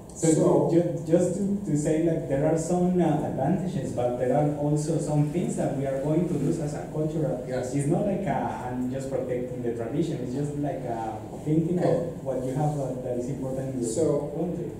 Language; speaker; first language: English; non-native, fluent; Spanish